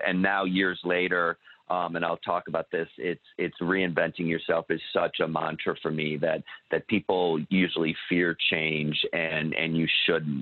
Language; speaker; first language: English; native; English